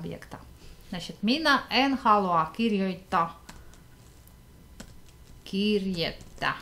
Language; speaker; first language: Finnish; non-native, fluent; Russian